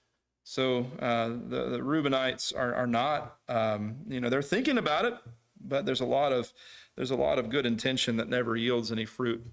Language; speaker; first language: English; native; English